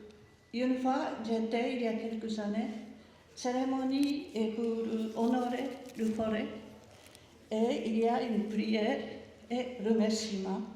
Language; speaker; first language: French; non-native, learner; Japanese